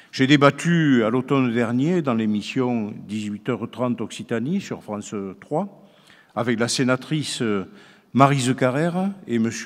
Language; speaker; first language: French; native; French